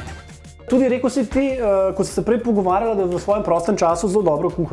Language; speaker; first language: Slovenian; native; Slovenian